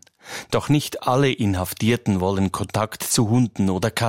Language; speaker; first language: German; native; German